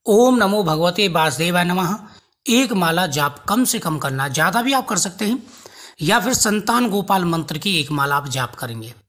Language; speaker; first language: Hindi; native; Hindi